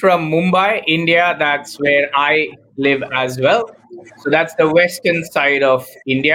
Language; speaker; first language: English; non-native, local second language; Hindi